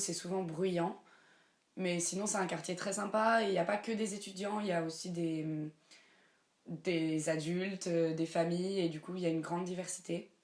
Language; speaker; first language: French; native; French